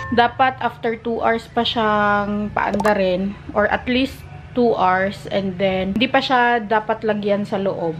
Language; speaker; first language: Filipino; non-native, local second language; Cebuano